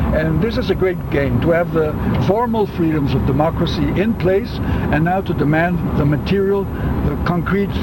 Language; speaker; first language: English; early bilingual, other home language; Spanish